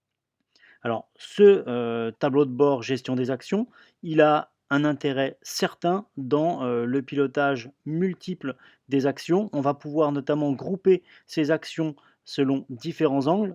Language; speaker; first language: French; native; French